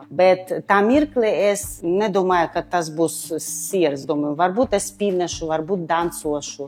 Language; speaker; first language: Latvian; non-native, local second language; Russian